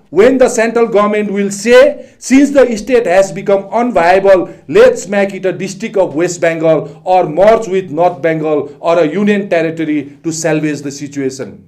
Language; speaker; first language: English; non-native, local second language; Nepali